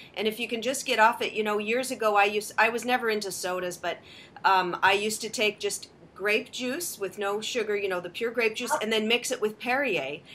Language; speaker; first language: English; native; English